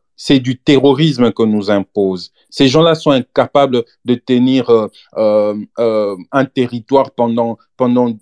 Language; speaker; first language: French; non-native, local second language; Lingala